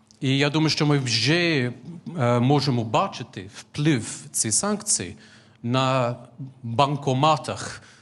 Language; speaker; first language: Ukrainian; non-native, fluent; English